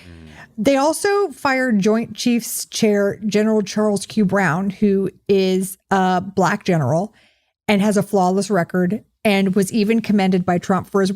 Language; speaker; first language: English; native; English